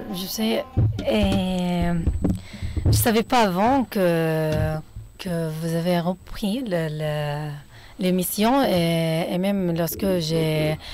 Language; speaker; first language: French; non-native, fluent; Arabic